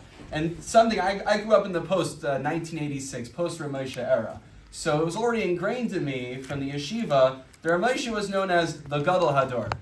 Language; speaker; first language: English; native; English